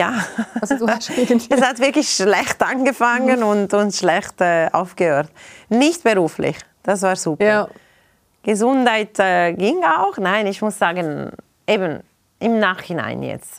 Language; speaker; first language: German; non-native, local second language; Italian